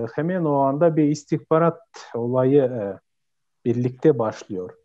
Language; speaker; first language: Turkish; non-native, fluent; Kyrgyz